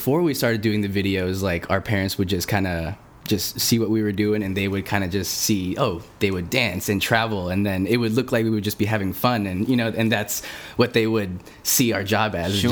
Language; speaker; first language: English; native; English